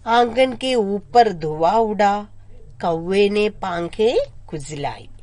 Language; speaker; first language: Hindi; non-native, local second language; Malayalam